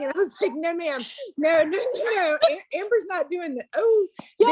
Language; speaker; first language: English; native; English